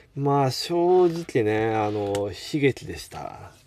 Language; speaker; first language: Japanese; native; Japanese